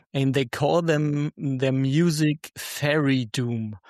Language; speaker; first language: English; non-native, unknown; German